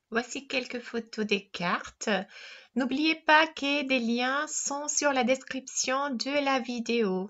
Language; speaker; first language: French; non-native, fluent; Spanish